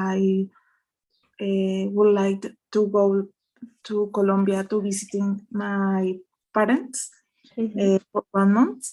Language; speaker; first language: English; non-native, learner; Spanish